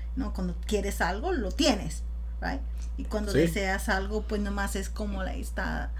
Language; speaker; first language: Spanish; native; Spanish